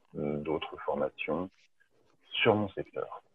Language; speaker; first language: French; native; French